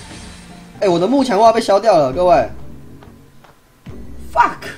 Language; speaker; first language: Chinese; native; Chinese